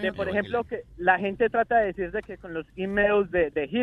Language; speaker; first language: Spanish; native; Spanish